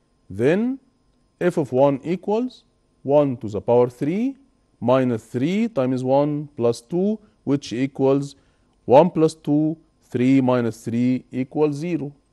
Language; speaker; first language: English; non-native, fluent; Arabic